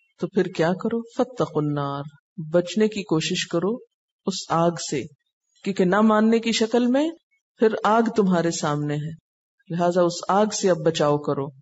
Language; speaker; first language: Urdu; native; Urdu